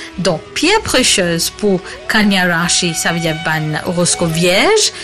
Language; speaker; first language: French; native; French